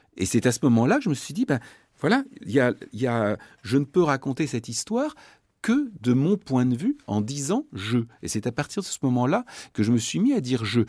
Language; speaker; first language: French; native; French